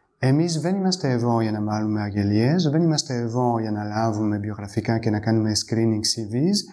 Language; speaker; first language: Greek; non-native, fluent; French